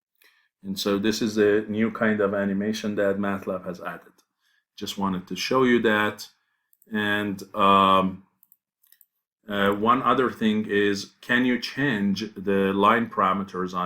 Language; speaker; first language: English; non-native, fluent; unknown